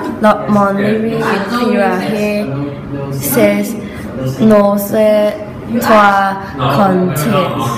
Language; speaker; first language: French; non-native, learner; Cantonese